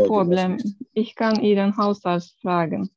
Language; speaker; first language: German; non-native, learner; Turkish